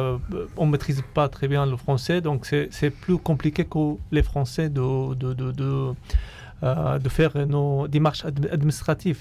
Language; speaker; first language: French; non-native, fluent; Arabic